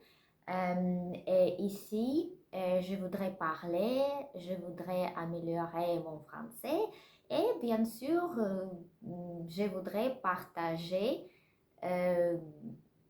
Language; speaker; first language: French; non-native, learner; Russian